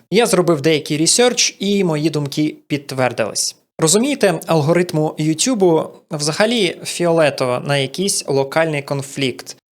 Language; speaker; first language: Ukrainian; non-native, local second language; Russian